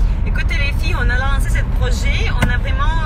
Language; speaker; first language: French; non-native, fluent; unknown